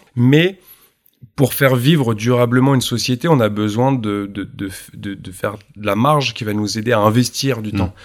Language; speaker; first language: French; native; French